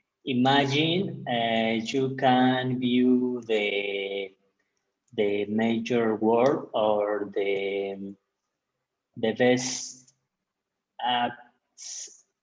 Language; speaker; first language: English; non-native, learner; Spanish